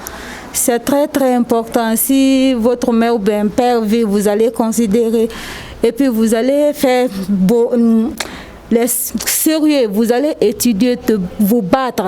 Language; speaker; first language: French; non-native, local second language; Susu